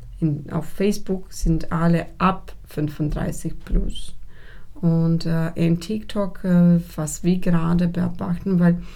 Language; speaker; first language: German; non-native, fluent; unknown